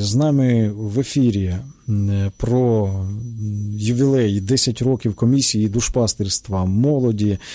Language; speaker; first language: Ukrainian; native; Ukrainian